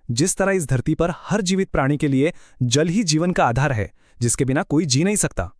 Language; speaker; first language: Hindi; non-native, local second language; Marathi